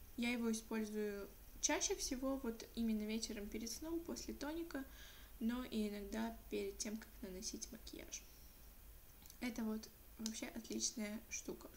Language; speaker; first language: Russian; non-native, local second language; Ukrainian